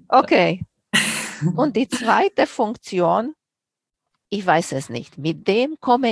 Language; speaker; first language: German; non-native, fluent; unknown